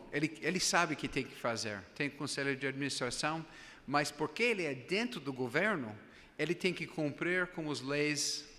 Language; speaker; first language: Portuguese; non-native, fluent; English